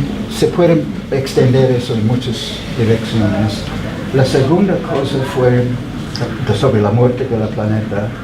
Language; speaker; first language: Spanish; non-native, fluent; English